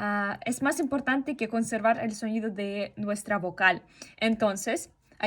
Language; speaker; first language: Spanish; non-native, fluent; Russian